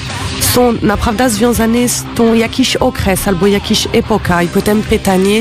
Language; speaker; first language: Polish; non-native, learner; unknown